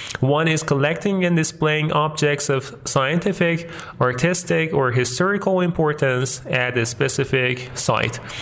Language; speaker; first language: English; non-native, fluent; Persian